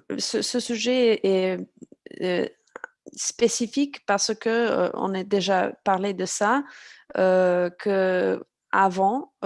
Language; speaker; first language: French; non-native, fluent; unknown